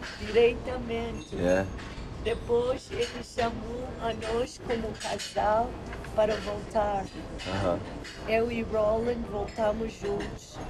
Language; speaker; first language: Portuguese; non-native, learner; English